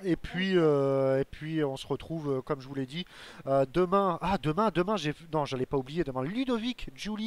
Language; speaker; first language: French; native; French